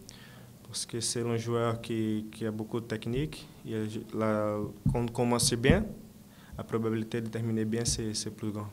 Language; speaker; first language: French; non-native, learner; Portuguese